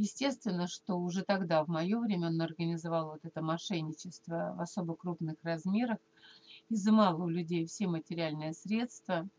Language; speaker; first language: Russian; native; Russian